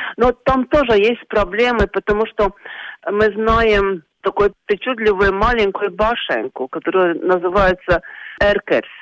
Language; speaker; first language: Russian; non-native, local second language; Latvian